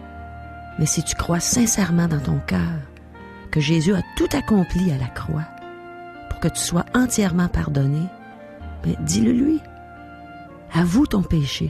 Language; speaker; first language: French; native; French